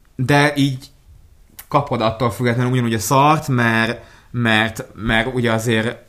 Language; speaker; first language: Hungarian; early bilingual, other home language; Hebrew